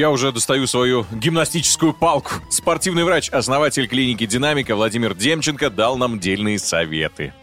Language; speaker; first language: Russian; native; Russian